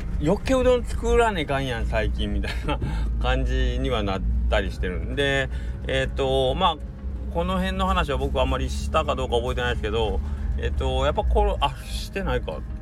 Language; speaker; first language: Japanese; native; Japanese